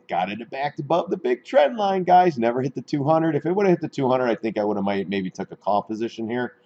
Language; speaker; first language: English; native; English